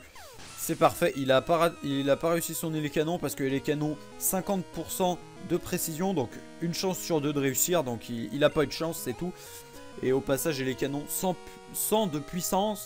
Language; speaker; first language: French; native; French